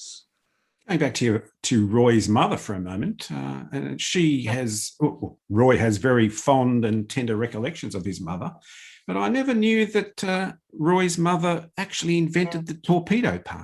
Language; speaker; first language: English; native; English